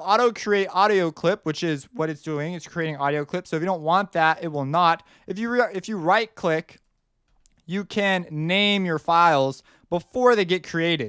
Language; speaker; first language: English; native; English